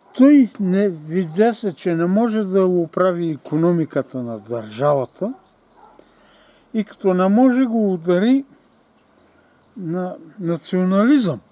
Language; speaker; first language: Bulgarian; native; Bulgarian